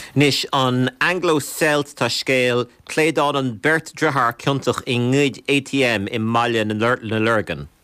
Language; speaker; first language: Irish; native; Irish